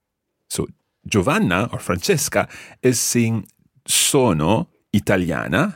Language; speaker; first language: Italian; non-native, fluent; English